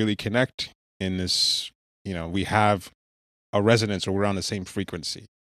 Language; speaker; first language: English; early bilingual, other home language; Yoruba